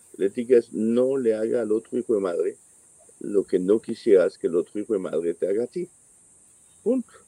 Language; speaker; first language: Spanish; non-native, fluent; French